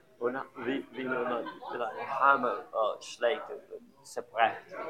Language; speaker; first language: German; non-native, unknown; English